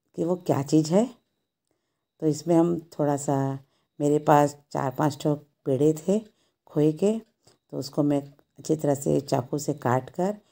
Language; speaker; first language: Hindi; native; Hindi